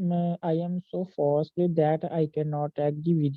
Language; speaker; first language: English; non-native, learner; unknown